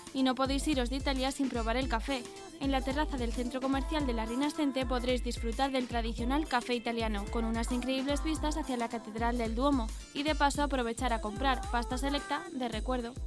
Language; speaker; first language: Spanish; native; Spanish